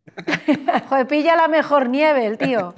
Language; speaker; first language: Spanish; native; Spanish